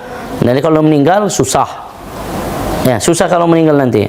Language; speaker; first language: Indonesian; non-native, local second language; Nias